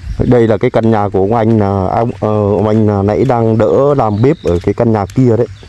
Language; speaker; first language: Vietnamese; non-native, local second language; Iu Mien